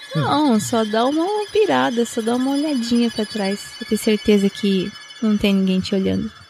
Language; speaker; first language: Portuguese; early bilingual, heritage; Portuguese